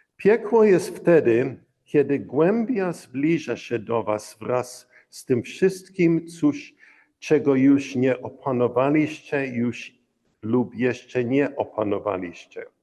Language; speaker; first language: Polish; early bilingual, heritage; Polish